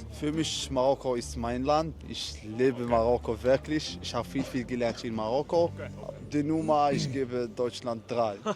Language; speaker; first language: German; non-native, learner; Arabic